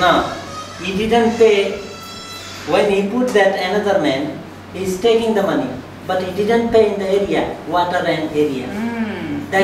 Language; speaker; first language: English; non-native, learner; Nepali